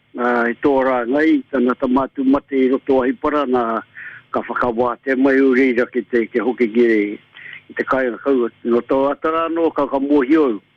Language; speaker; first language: Māori; native; Māori